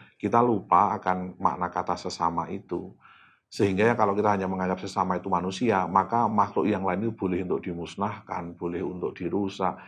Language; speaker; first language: Indonesian; native; Indonesian